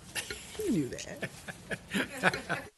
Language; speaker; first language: English; native; English